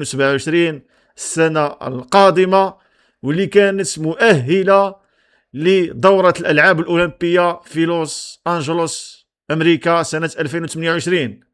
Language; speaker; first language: Arabic; native; Arabic